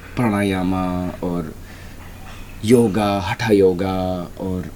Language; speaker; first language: English; non-native, local second language; Hindi